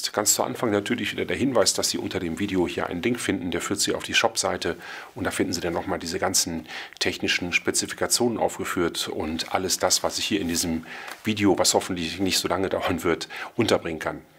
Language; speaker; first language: German; native; German